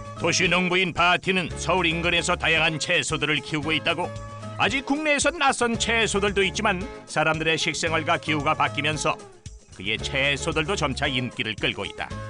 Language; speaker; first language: Korean; native; Korean